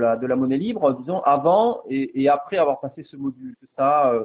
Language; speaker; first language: French; native; French